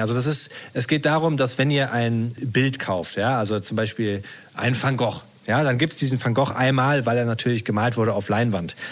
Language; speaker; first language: German; native; German